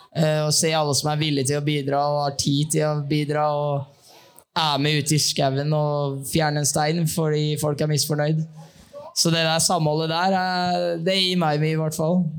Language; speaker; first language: Norwegian; native; Norwegian